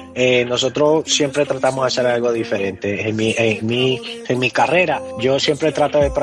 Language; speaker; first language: Spanish; early bilingual, heritage; Spanish